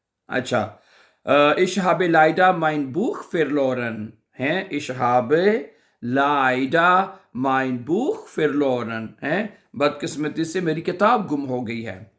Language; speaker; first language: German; non-native, learner; Urdu